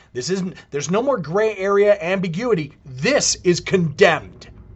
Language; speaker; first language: English; native; English